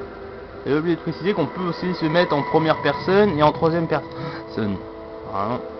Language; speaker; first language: French; native; French